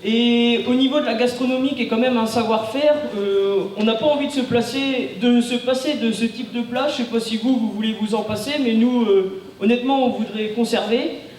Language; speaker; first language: French; native; French